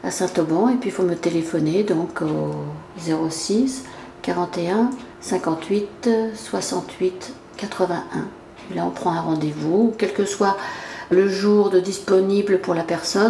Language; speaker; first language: French; native; French